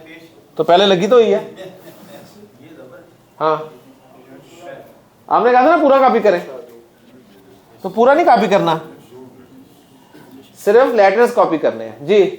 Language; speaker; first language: Urdu; native; Urdu